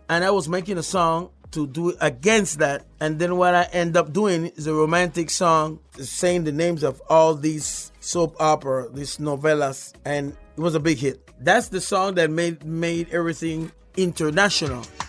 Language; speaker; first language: English; non-native, fluent; Spanish